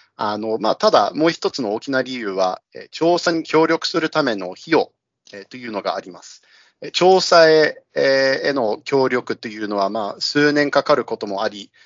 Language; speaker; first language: Japanese; non-native, fluent; English